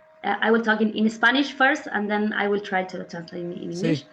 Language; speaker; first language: English; non-native, learner; Spanish